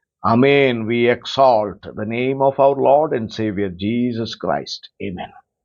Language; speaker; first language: English; non-native, local second language; Malayalam